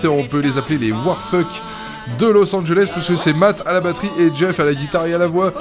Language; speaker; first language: French; native; French